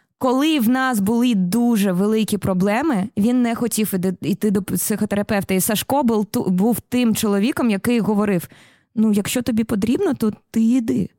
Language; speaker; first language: Ukrainian; non-native, local second language; Russian